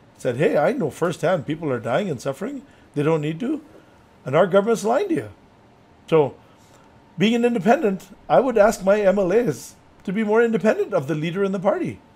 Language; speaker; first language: English; native; English